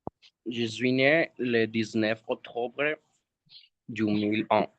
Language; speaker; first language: French; non-native, learner; Spanish